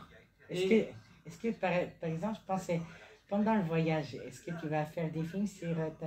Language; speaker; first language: French; native; French